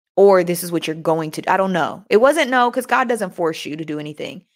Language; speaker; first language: English; native; English